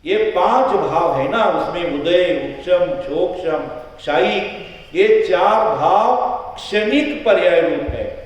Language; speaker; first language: Hindi; non-native, local second language; Marathi